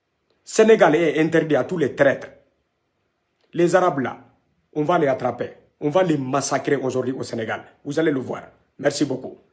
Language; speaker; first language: French; non-native, local second language; Wolof